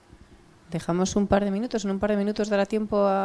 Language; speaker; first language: Spanish; native; Spanish